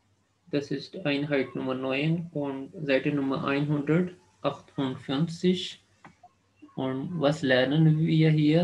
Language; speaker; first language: German; non-native, fluent; Urdu